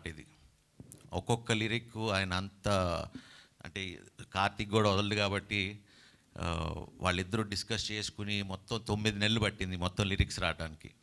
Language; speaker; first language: Telugu; native; Telugu